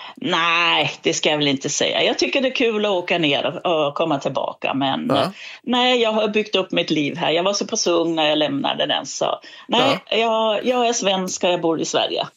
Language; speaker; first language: Swedish; non-native, fluent; Danish